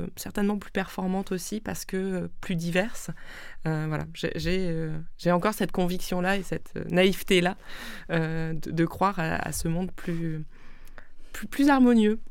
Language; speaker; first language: French; non-native, local second language; Swiss German